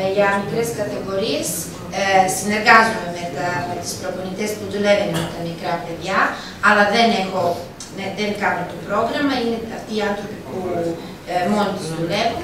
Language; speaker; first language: Greek; non-native, fluent; Serbian